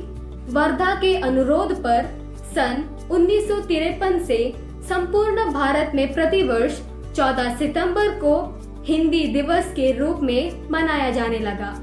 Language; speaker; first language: Hindi; non-native, local second language; Malayalam